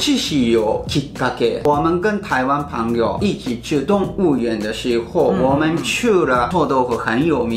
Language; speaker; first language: Chinese; non-native, fluent; Japanese